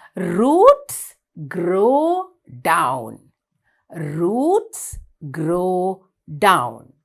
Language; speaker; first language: English; non-native, local second language; Sinhala